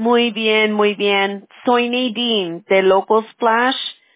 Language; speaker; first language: Spanish; early bilingual, heritage; Spanish